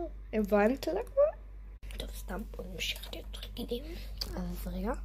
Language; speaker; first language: Hebrew; native; Hebrew